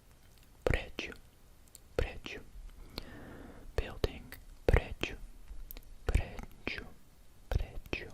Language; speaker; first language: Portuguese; non-native, learner; English